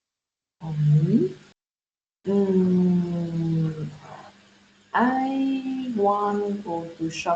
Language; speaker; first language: English; non-native, learner; Vietnamese